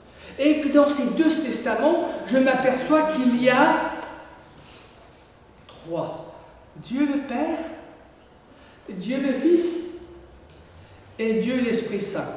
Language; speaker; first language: French; native; French